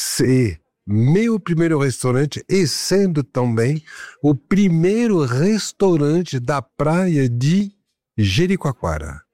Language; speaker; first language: Portuguese; non-native, fluent; French